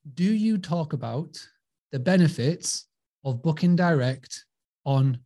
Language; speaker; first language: English; native; English